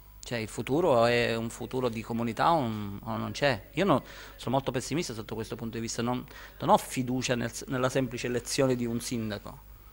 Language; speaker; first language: Italian; native; Italian